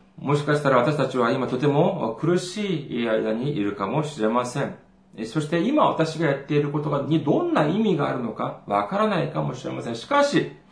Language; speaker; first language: Japanese; non-native, fluent; Korean